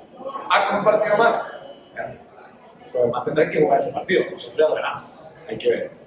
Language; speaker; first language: Spanish; native; Spanish